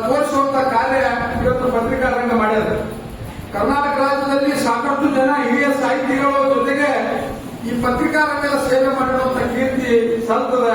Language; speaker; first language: Kannada; native; Kannada